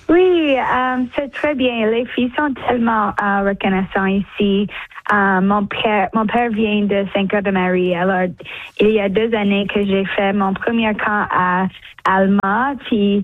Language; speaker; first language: French; early bilingual, heritage; English